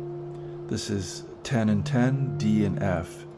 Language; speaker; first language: English; native; English